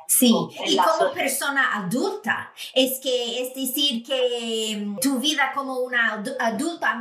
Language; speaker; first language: Spanish; non-native, fluent; English